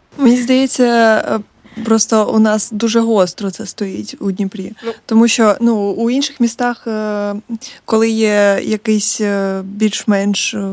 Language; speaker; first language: Ukrainian; native; Ukrainian